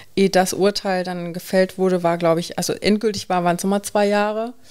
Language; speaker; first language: German; native; German